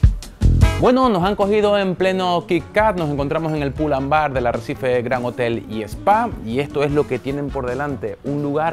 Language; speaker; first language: Spanish; native; Spanish